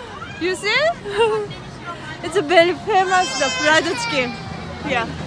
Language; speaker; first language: English; non-native, fluent; Japanese